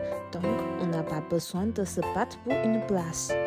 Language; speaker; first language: French; non-native, learner; Chinese